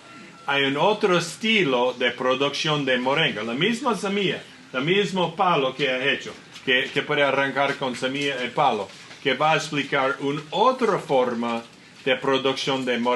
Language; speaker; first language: Spanish; non-native, learner; English